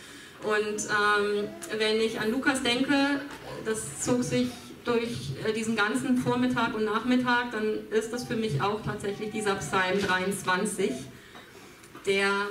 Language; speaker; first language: German; native; German